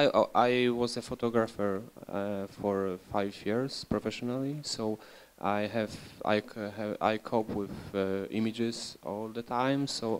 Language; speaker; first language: English; non-native, learner; Polish